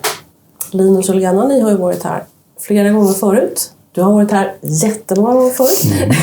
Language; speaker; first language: Swedish; native; Swedish